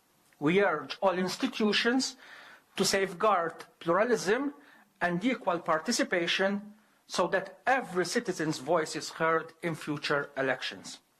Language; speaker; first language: English; non-native, local second language; Maltese